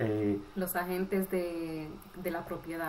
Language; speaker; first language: Spanish; early bilingual, heritage; Spanish